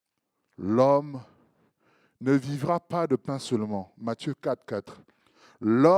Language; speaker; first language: French; native; French